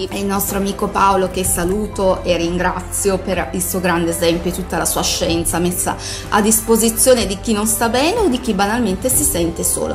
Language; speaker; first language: Italian; native; Italian